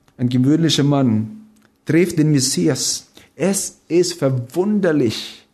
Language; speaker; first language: German; non-native, fluent; Filipino